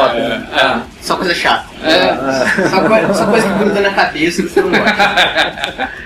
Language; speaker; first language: Portuguese; native; Portuguese